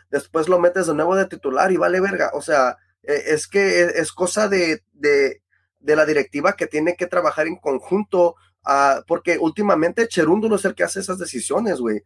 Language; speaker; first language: Spanish; early bilingual, heritage; Spanish